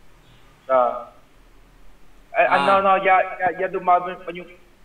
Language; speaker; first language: Russian; non-native, learner; Vietnamese